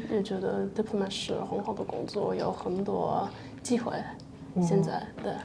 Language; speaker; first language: Chinese; early bilingual, other home language; Russian